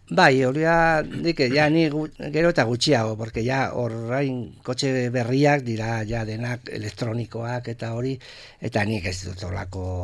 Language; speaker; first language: Basque; non-native, local second language; Spanish